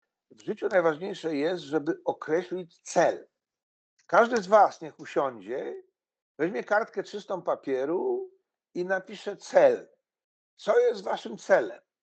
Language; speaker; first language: Polish; native; Polish